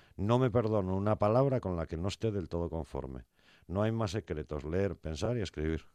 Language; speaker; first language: Spanish; native; Spanish